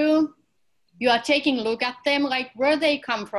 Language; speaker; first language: English; non-native, fluent; Finnish